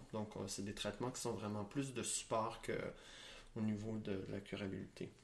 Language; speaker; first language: French; native; French